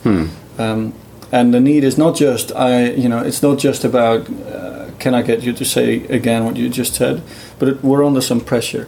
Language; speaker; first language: English; non-native, fluent; Dutch